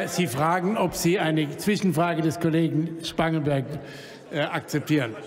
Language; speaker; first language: German; non-native, local second language; Low German